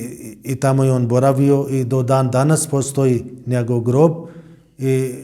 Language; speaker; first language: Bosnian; non-native, learner; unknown